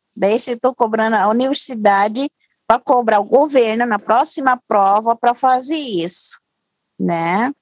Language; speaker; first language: Portuguese; non-native, local second language; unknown